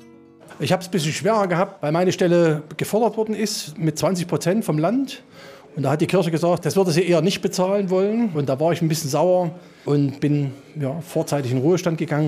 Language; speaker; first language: German; native; German